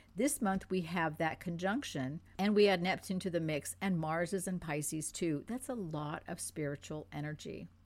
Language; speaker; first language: English; non-native, fluent; French